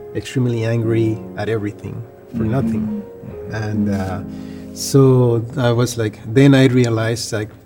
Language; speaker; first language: English; non-native, fluent; Spanish